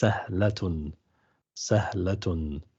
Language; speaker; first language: Arabic; non-native, fluent; English